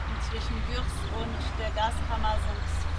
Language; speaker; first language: German; native; German